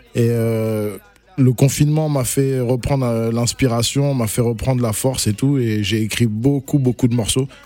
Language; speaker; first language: French; non-native, local second language; Lingala